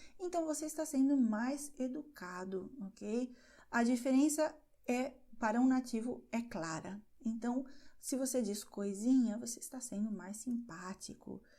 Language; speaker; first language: Portuguese; non-native, fluent; Spanish